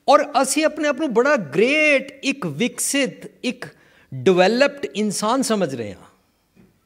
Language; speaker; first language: Hindi; non-native, local second language; Punjabi